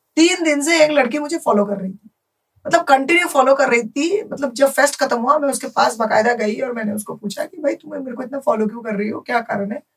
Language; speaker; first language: Hindi; non-native, local second language; Bangla